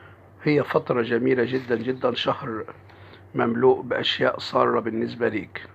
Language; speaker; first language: Arabic; native; Arabic